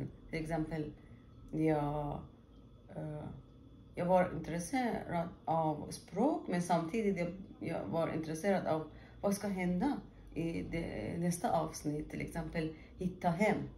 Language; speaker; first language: Swedish; non-native, learner; Persian